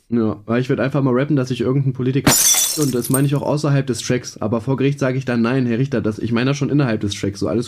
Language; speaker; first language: German; native; German